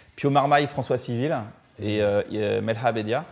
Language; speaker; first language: French; native; French